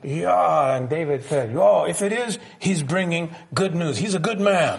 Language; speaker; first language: English; native; English